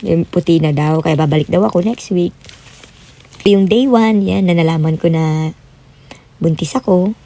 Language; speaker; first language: Filipino; native; Filipino